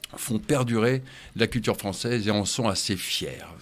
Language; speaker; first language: French; native; French